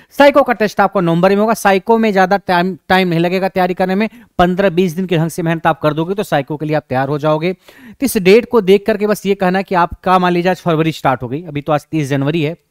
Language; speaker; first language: Hindi; native; Hindi